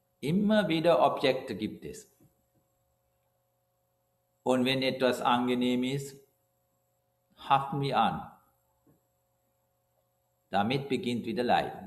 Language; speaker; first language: German; non-native, fluent; Sinhala